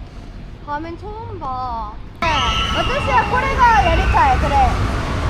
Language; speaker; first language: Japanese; non-native, learner; Korean